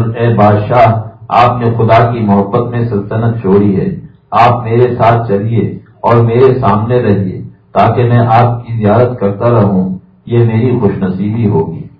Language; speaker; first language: Urdu; native; Urdu